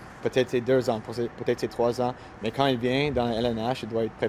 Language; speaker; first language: French; non-native, local second language; English